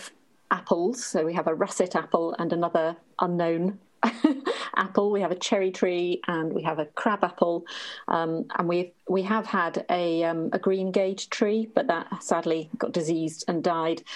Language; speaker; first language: English; native; English